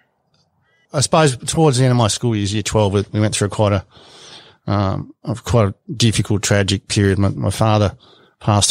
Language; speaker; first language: English; native; English